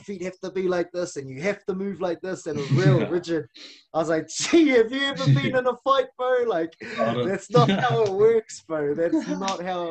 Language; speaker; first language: English; non-native, local second language; Māori